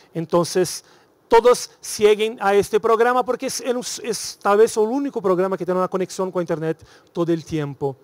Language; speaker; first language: Spanish; non-native, learner; Portuguese